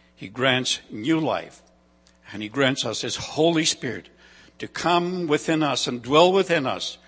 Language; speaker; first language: English; non-native, fluent; Ukrainian